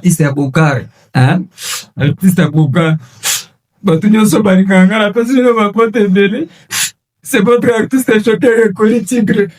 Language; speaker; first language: Lingala; native; Lingala